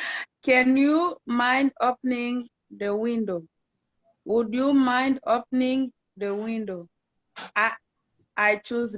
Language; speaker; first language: English; non-native, learner; French